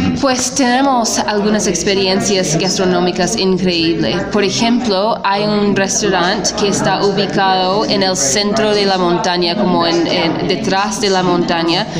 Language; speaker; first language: Spanish; non-native, fluent; English